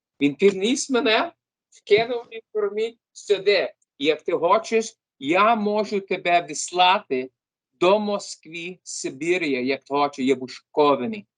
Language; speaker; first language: Ukrainian; early bilingual, heritage; English